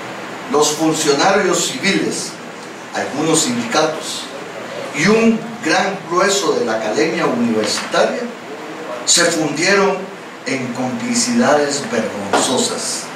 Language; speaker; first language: Spanish; native; Spanish